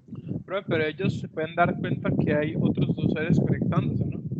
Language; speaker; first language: Spanish; native; Spanish